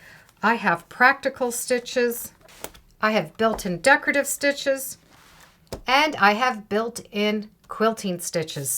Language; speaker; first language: English; native; English